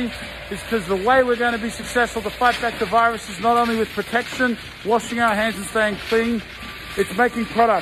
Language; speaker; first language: English; native; English